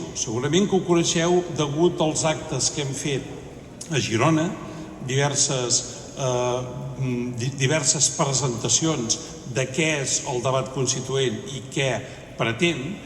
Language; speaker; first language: Catalan; native; Catalan